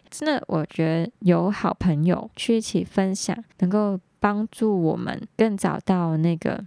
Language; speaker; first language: Chinese; non-native, local second language; Cantonese